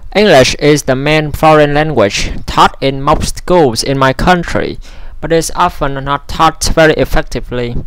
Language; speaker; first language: English; non-native, fluent; Vietnamese